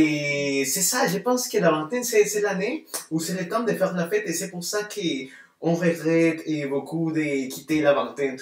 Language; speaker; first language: French; non-native, fluent; Spanish